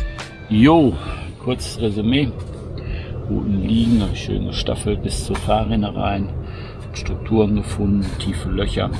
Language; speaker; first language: German; native; German